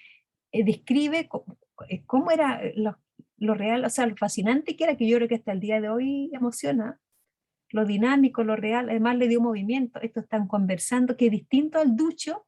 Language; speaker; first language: Spanish; native; Spanish